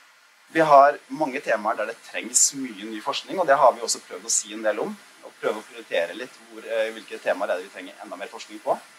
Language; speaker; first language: Norwegian; native; Norwegian